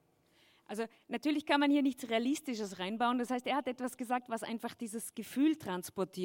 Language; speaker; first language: German; native; German